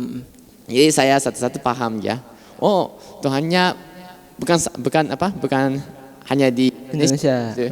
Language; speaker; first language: Indonesian; non-native, fluent; Japanese